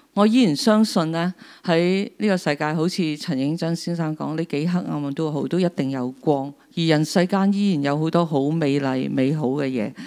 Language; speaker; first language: Cantonese; native; Cantonese